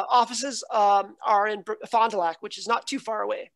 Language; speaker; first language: English; native; English